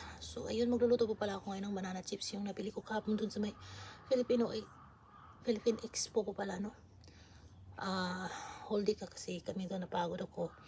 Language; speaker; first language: Filipino; non-native, local second language; Cebuano